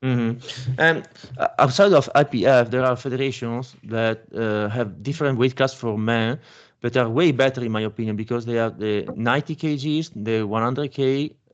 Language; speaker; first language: English; non-native, fluent; Italian